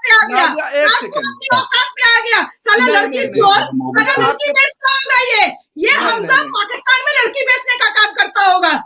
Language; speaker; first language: Hindi; native; Hindi